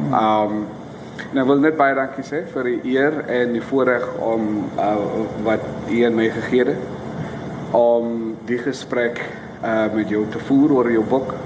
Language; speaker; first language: Afrikaans; non-native, local second language; Xhosa